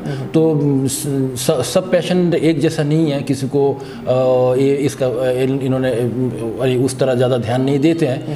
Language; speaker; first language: Hindi; non-native, fluent; Bangla